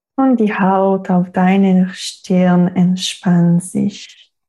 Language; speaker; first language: German; non-native, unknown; French